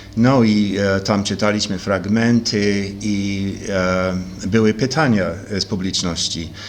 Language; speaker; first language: Polish; early bilingual, heritage; Polish